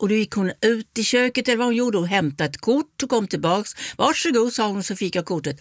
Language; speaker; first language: Swedish; native; Swedish